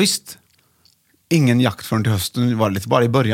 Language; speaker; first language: Swedish; native; Swedish